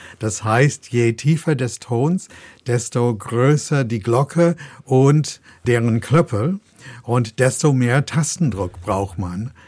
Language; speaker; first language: German; non-native, fluent; English